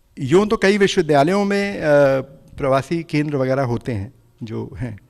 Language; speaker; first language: Hindi; native; Hindi